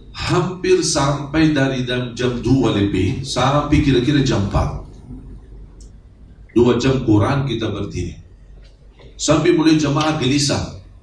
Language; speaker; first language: Indonesian; non-native, fluent; Arabic